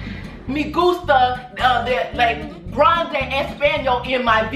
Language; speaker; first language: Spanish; non-native, learner; English